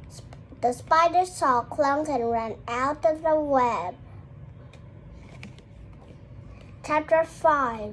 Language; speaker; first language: English; non-native, learner; Vietnamese